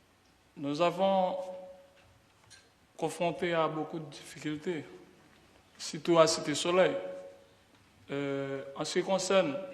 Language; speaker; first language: French; non-native, local second language; Haitian Creole